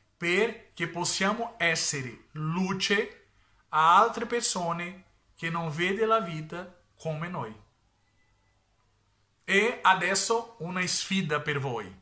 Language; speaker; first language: Italian; non-native, learner; Portuguese